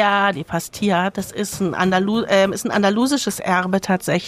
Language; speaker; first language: German; native; German